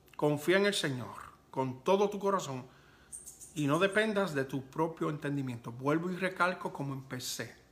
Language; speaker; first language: Spanish; early bilingual, heritage; Spanish